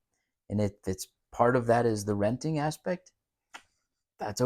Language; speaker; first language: English; native; English